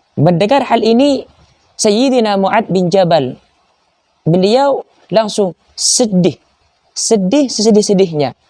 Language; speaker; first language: Malay; non-native, local second language; Madurese